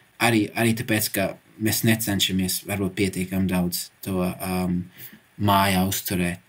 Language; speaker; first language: Latvian; early bilingual, heritage; English